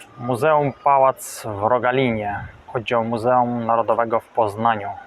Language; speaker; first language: Polish; non-native, fluent; Russian